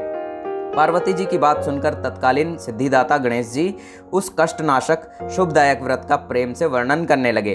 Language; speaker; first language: Hindi; native; Hindi